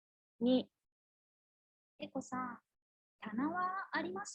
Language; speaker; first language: Japanese; non-native, learner; Indonesian